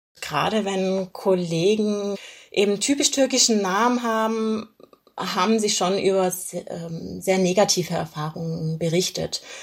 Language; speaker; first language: German; native; German